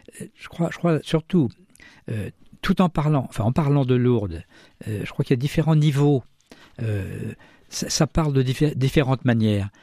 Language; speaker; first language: French; native; French